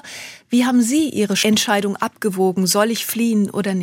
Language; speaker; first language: German; native; German